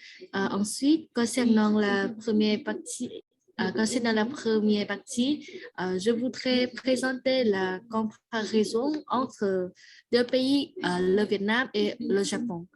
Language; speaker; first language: French; non-native, learner; Vietnamese